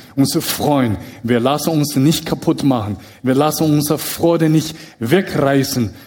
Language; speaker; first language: German; non-native, fluent; Chinese